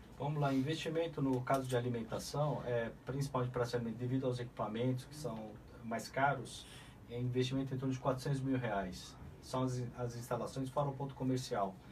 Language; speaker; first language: Portuguese; early bilingual, other home language; Korean